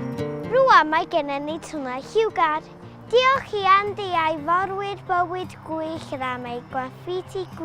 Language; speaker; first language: Welsh; non-native, local second language; English